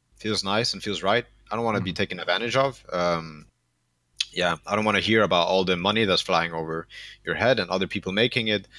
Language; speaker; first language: English; non-native, fluent; Danish